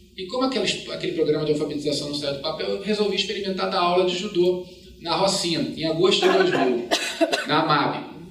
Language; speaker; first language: Portuguese; native; Portuguese